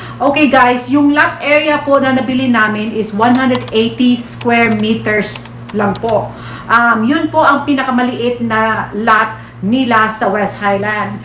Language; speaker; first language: Filipino; non-native, local second language; Cebuano